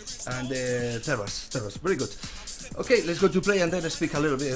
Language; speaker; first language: English; non-native, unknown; Spanish